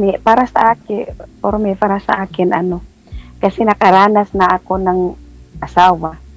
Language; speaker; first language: Filipino; non-native, local second language; Cebuano